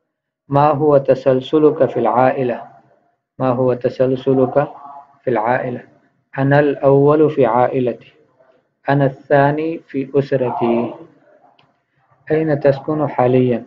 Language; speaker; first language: Arabic; non-native, fluent; Urdu